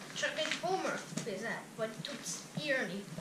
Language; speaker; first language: Hungarian; early bilingual, heritage; Hungarian